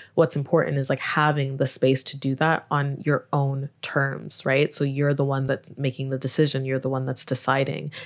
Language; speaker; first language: English; native; English